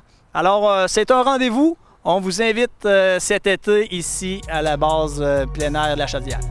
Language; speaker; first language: French; native; French